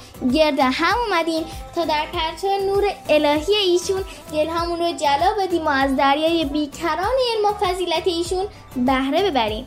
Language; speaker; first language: Persian; native; Persian